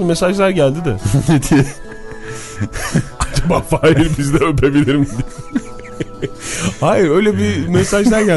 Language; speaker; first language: Turkish; native; Turkish